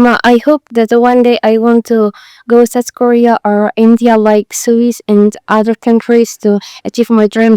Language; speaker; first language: English; non-native, learner; Hazaragi